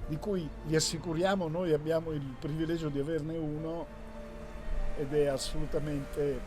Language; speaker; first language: Italian; native; Italian